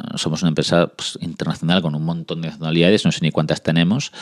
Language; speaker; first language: Spanish; early bilingual, other home language; French